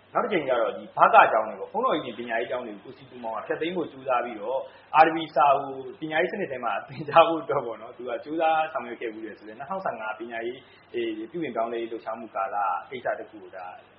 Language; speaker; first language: Burmese; native; Burmese